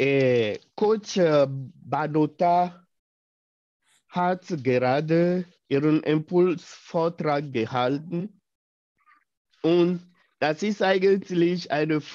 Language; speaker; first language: German; non-native, fluent; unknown